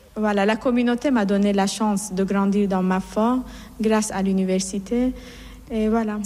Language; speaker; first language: French; non-native, fluent; Persian